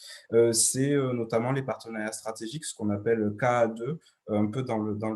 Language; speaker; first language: French; native; French